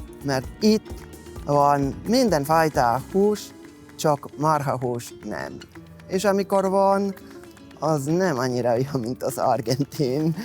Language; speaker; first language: Hungarian; non-native, fluent; Spanish